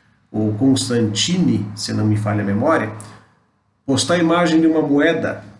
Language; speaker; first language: Portuguese; native; Portuguese